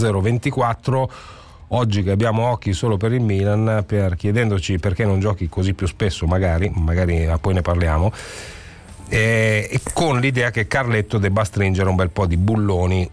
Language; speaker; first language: Italian; native; Italian